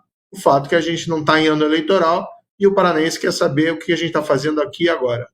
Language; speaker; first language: Portuguese; native; Portuguese